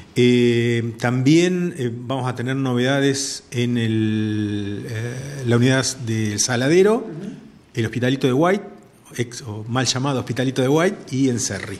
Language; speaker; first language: Spanish; native; Spanish